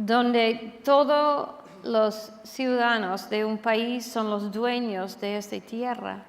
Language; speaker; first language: Spanish; non-native, fluent; English